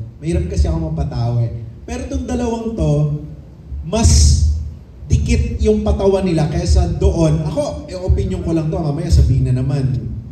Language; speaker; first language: Filipino; native; Filipino